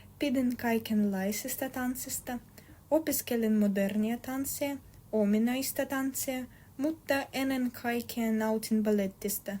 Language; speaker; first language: Finnish; non-native, learner; Russian